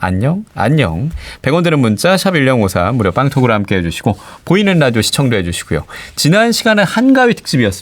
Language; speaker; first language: Korean; native; Korean